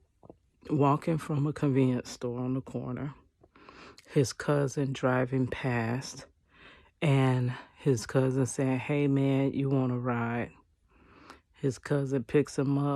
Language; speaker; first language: English; native; English